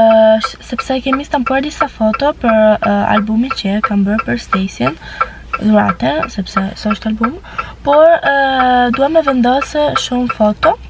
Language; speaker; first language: Albanian; early bilingual, heritage; Albanian